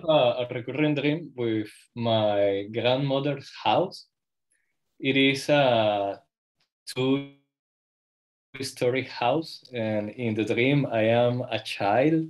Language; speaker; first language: English; non-native, learner; Spanish